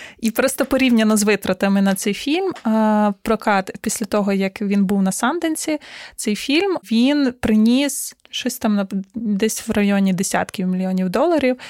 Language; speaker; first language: Ukrainian; native; Ukrainian